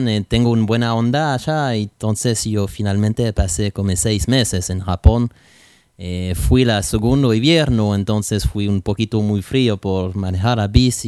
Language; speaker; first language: Spanish; non-native, learner; French